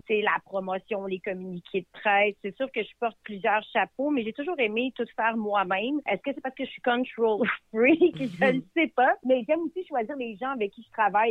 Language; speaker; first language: French; native; French